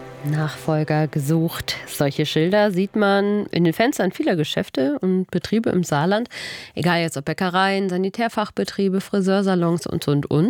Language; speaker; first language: German; native; German